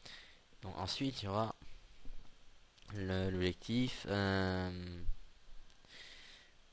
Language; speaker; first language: French; native; French